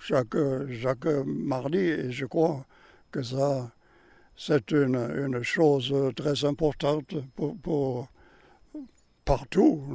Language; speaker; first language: French; non-native, learner; German